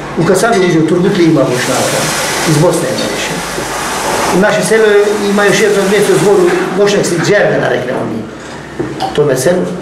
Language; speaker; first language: Bosnian; early bilingual, heritage; Bosnian